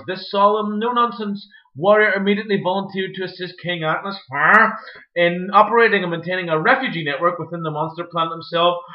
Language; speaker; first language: English; native; English